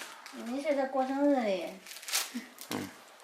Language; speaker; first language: Chinese; native; Chinese